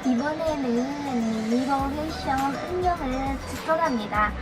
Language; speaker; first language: Korean; non-native, learner; Indonesian